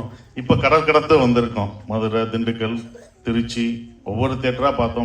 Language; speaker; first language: Tamil; native; Tamil